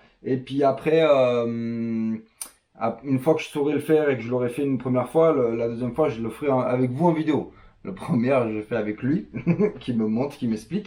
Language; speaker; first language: French; native; French